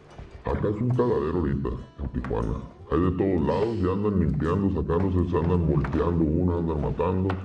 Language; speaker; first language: Spanish; native; Spanish